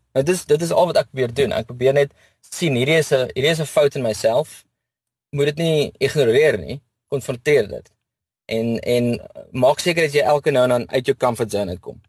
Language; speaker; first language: Afrikaans; native; Afrikaans